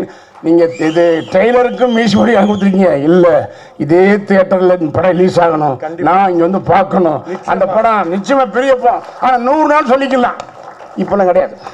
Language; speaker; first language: Tamil; native; Tamil